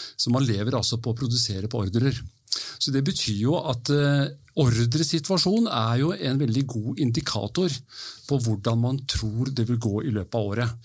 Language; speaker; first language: Norwegian; early bilingual, heritage; Norwegian